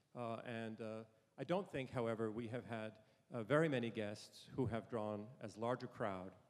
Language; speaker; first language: English; native; English